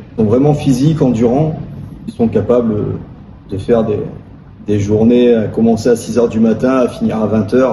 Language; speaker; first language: French; native; French